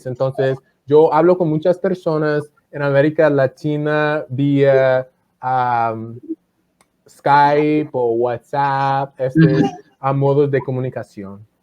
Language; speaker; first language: Spanish; non-native, fluent; English